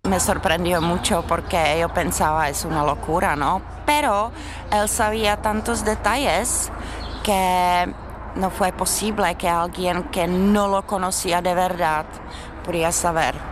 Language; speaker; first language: Spanish; non-native, fluent; Czech